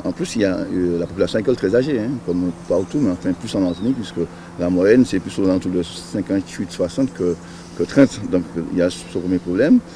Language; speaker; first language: French; native; French